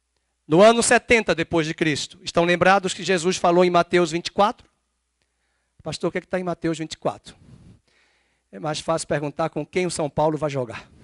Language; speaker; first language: Portuguese; native; Portuguese